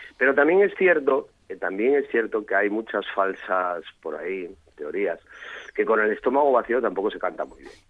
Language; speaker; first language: Spanish; native; Spanish